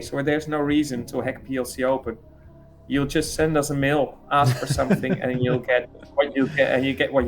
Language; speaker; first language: English; non-native, fluent; Dutch